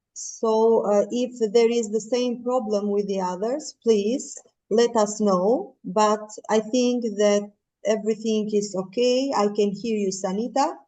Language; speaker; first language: English; non-native, fluent; Albanian